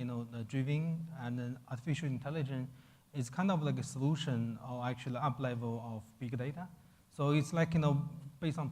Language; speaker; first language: English; non-native, fluent; Chinese